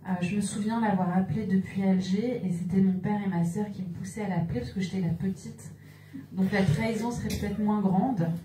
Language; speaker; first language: French; native; French